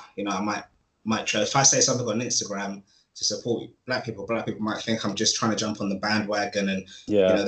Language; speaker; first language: English; native; English